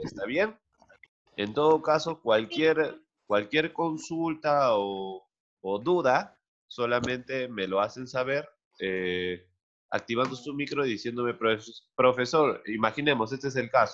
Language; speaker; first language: Spanish; native; Spanish